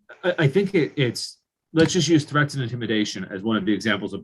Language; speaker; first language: English; native; English